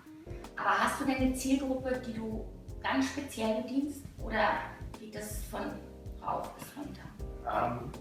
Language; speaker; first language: German; native; German